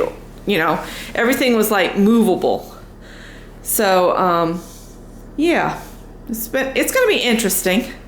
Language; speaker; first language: English; native; English